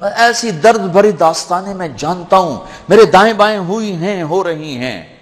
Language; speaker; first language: Urdu; non-native, local second language; Punjabi